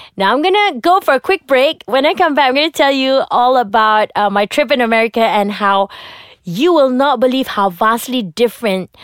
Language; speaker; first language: English; non-native, local second language; Malay